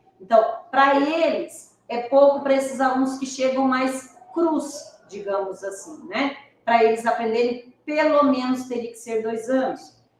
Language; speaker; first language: Portuguese; native; Portuguese